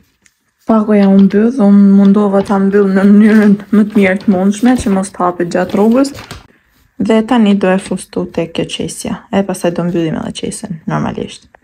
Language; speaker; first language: Albanian; native; Albanian